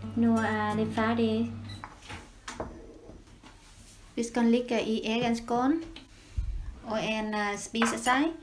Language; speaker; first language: Norwegian; non-native, learner; Vietnamese